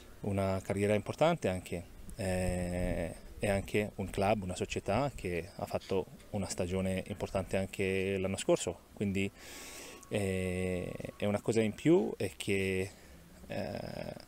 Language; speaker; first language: Italian; non-native, learner; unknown